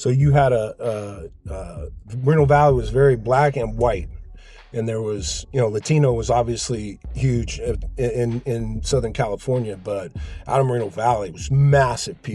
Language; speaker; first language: English; native; English